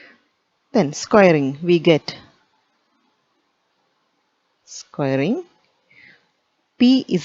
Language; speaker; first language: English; non-native, local second language; Malayalam